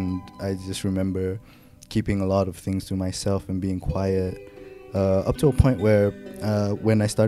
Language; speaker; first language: English; non-native, local second language; Pattani Malay